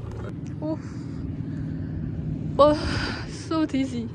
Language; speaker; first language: English; non-native, learner; Korean